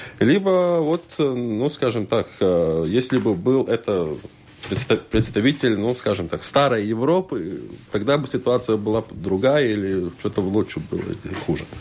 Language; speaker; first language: Russian; non-native, local second language; Latvian